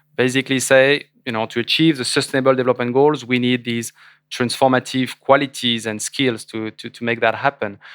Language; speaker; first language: English; non-native, fluent; French